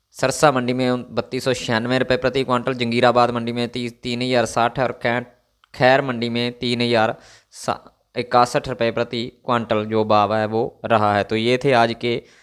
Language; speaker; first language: Hindi; non-native, local second language; Punjabi